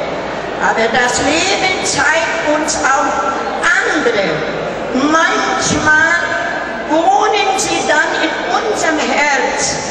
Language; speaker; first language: German; early bilingual, heritage; German